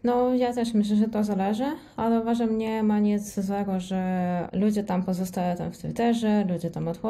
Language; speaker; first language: Polish; non-native, fluent; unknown